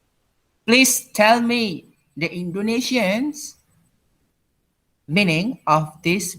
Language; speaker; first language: English; non-native, learner; Indonesian